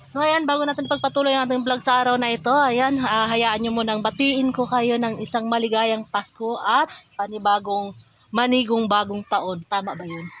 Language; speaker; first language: Filipino; non-native, local second language; Cebuano